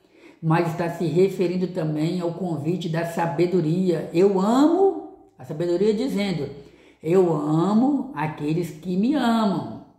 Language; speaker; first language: Portuguese; native; Portuguese